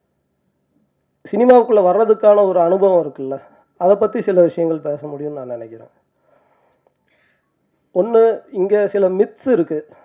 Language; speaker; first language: Tamil; native; Tamil